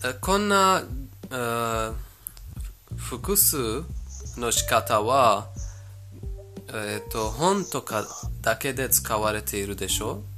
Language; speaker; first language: Japanese; non-native, fluent; Persian